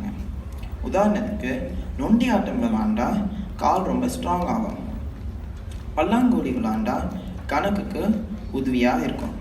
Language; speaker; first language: Tamil; early bilingual, heritage; Tamil